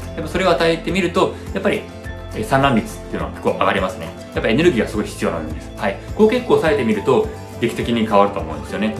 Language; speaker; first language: Japanese; early bilingual, heritage; Japanese